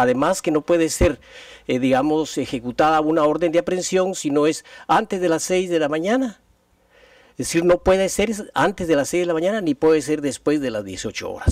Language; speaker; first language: Spanish; native; Spanish